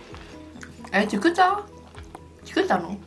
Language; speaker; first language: Japanese; non-native, learner; Vietnamese